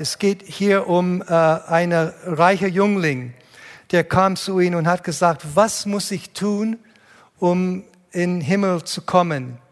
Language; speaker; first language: German; non-native, fluent; English